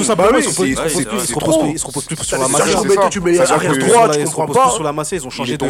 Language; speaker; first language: French; native; French